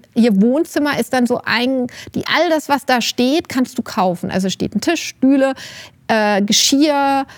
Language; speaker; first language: German; native; German